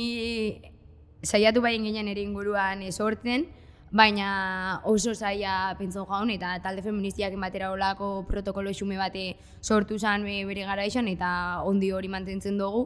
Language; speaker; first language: Basque; native; Basque